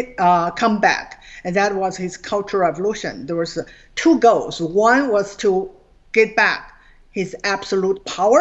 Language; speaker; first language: English; non-native, fluent; Chinese